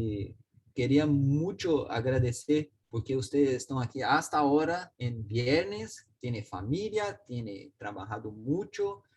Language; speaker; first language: Spanish; non-native, learner; Portuguese